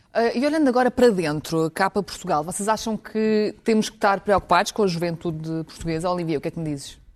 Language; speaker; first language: Portuguese; early bilingual, other home language; Ukrainian